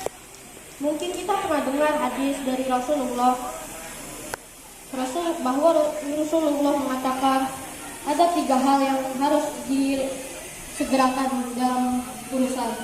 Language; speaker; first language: Indonesian; native; Indonesian